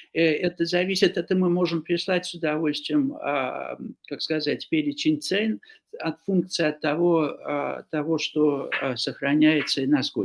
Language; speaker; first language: Russian; non-native, fluent; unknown